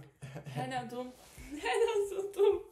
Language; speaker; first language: Danish; non-native, learner; German